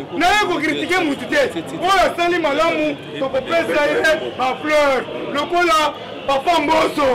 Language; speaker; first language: Lingala; native; Lingala